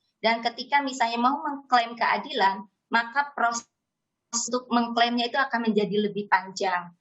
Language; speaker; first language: Indonesian; native; Indonesian